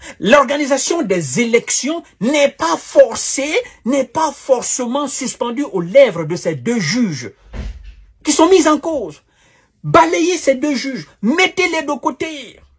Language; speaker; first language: French; non-native, local second language; Wolof